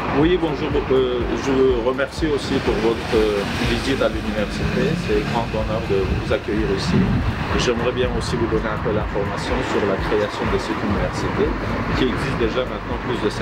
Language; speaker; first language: French; non-native, fluent; Azerbaijani